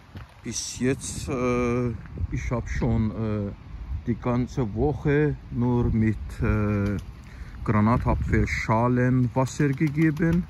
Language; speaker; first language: German; non-native, fluent; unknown